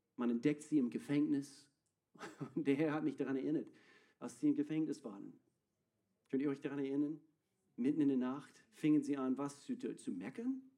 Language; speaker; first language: German; non-native, fluent; English